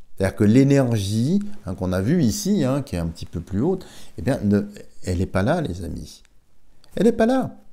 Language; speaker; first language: French; native; French